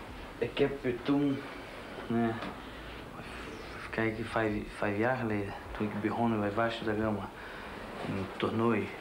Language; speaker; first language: Dutch; non-native, learner; Portuguese